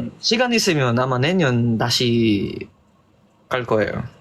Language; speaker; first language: Korean; non-native, learner; Filipino